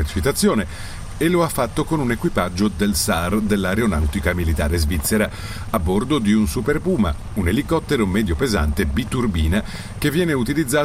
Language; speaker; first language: Italian; native; Italian